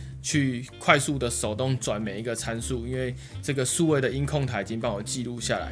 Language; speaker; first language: Chinese; native; Chinese